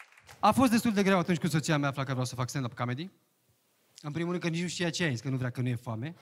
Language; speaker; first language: Romanian; native; Romanian